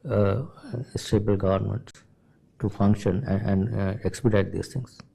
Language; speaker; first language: English; non-native, local second language; Sinhala